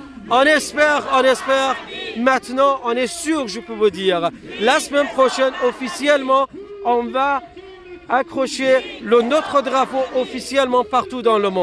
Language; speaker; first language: French; non-native, fluent; Persian